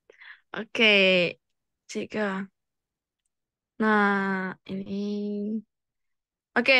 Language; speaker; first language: Chinese; non-native, fluent; Indonesian